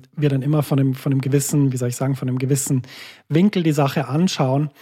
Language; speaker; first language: German; native; German